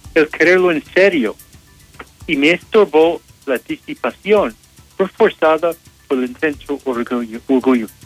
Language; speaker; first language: Spanish; non-native, fluent; English